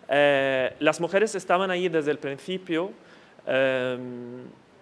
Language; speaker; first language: Spanish; non-native, fluent; Arabic